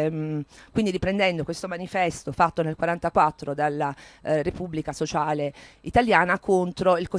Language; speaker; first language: Italian; native; Italian